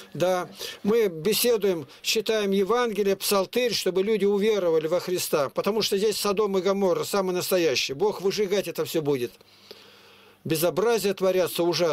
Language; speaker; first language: Russian; native; Russian